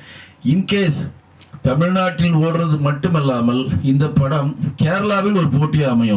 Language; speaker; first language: Tamil; native; Tamil